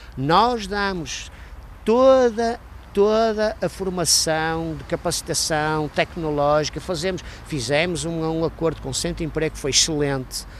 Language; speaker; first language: Portuguese; native; Portuguese